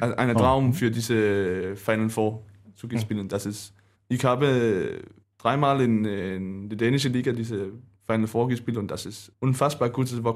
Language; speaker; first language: German; non-native, learner; Danish